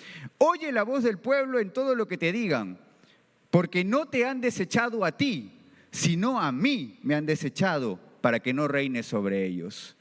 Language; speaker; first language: Spanish; native; Spanish